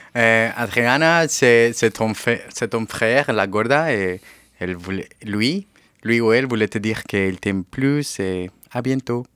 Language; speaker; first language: French; non-native, learner; Spanish